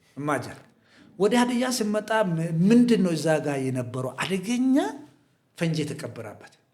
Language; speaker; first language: Amharic; non-native, local second language; Hadiyya